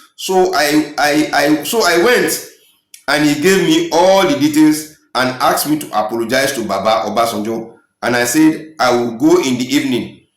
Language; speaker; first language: English; non-native, local second language; Yoruba